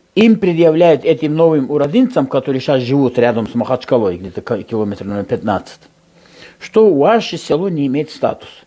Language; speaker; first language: Russian; non-native, local second language; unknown